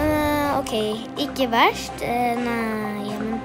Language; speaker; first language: Norwegian; early bilingual, other home language; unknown